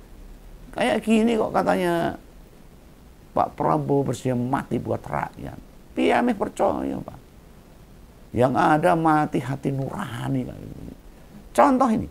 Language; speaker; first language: Indonesian; native; Indonesian